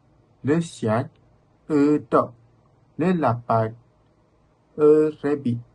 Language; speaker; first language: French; non-native, learner; Malay